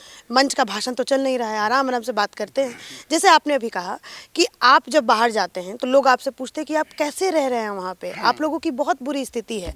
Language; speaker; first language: Hindi; native; Hindi